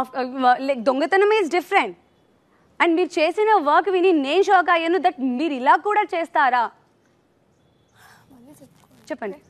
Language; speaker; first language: Telugu; native; Telugu